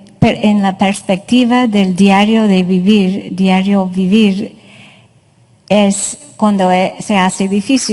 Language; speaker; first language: Spanish; non-native, fluent; English